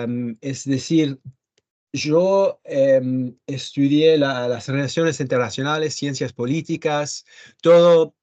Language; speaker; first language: Spanish; early bilingual, heritage; Spanish